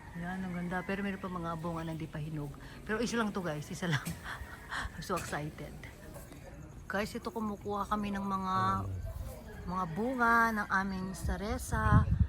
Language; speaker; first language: Filipino; non-native, local second language; Pampanga